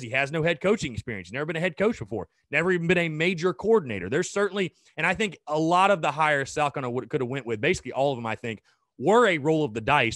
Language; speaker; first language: English; native; English